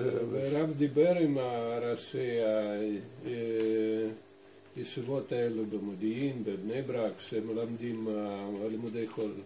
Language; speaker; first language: Hebrew; non-native, fluent; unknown